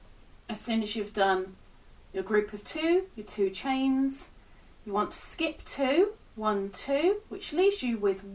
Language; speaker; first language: English; native; English